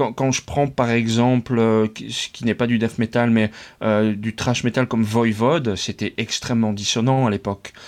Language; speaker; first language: French; native; French